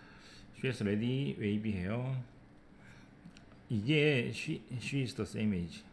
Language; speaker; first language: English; non-native, fluent; Korean